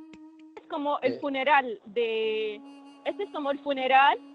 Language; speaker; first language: Spanish; non-native, fluent; Arabic